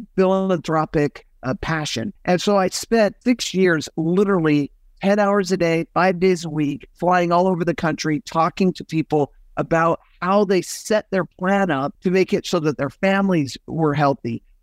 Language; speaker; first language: English; native; English